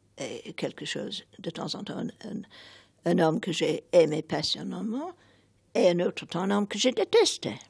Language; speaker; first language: French; non-native, fluent; English